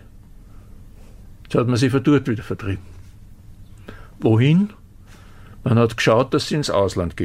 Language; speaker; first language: German; native; German